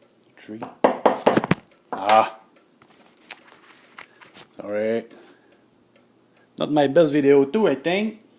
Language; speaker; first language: English; non-native, learner; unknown